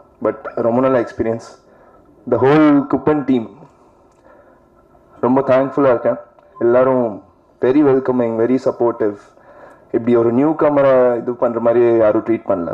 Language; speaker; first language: Tamil; non-native, fluent; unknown